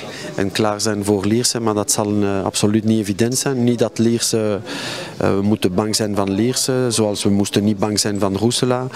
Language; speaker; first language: Dutch; non-native, local second language; French